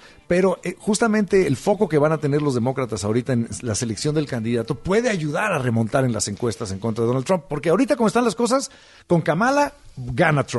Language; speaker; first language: Spanish; native; Spanish